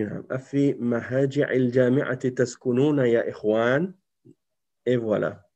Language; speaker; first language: Arabic; non-native, fluent; French